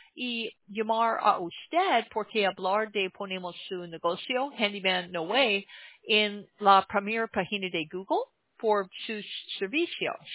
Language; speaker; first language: Spanish; non-native, learner; English